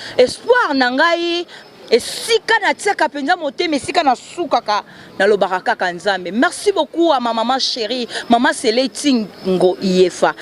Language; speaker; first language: Lingala; native; Lingala